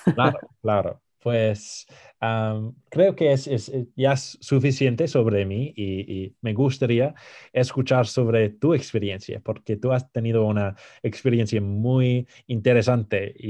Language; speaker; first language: Spanish; non-native, fluent; English